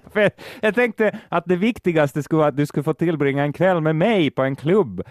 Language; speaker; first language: Swedish; native; Swedish